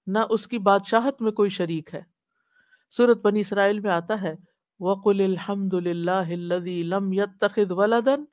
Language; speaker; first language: Urdu; native; Urdu